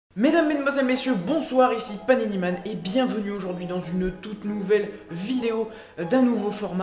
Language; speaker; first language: French; native; French